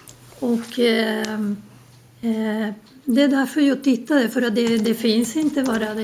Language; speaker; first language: Swedish; non-native, learner; Spanish